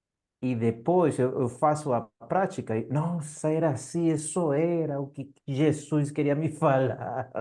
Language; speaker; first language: Portuguese; non-native, fluent; Spanish